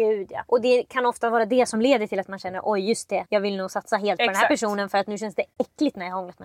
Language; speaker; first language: Swedish; native; Swedish